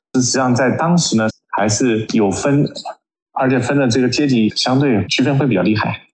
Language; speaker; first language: Chinese; native; Chinese